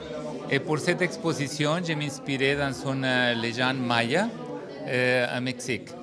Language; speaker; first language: French; non-native, learner; Spanish